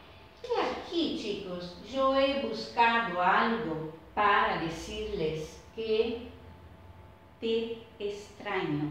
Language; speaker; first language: Spanish; non-native, fluent; Portuguese